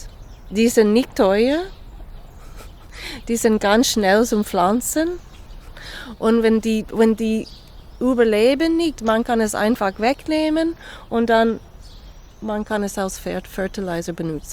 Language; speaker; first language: German; non-native, fluent; English